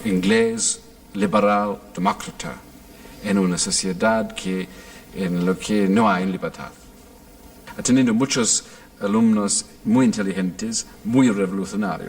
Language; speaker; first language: Spanish; non-native, fluent; English